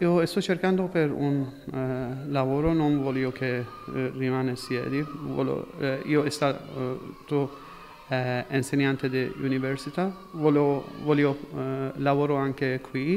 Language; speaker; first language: Italian; non-native, learner; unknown